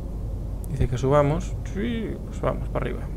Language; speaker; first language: Spanish; native; Spanish